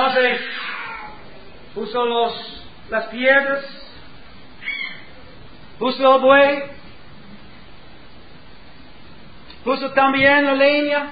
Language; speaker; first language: Spanish; non-native, learner; English